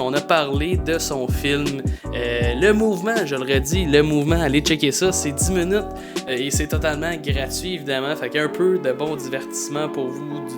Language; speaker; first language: French; native; French